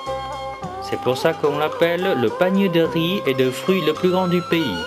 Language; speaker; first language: French; non-native, fluent; Vietnamese